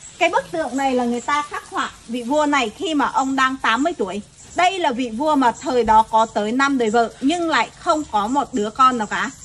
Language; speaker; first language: Vietnamese; non-native, local second language; Mon